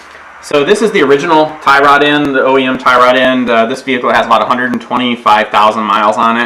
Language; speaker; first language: English; native; English